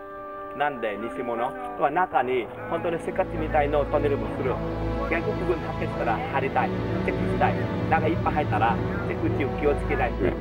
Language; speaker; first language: Japanese; non-native, learner; Vietnamese